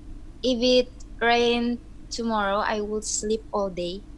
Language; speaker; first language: English; non-native, learner; Indonesian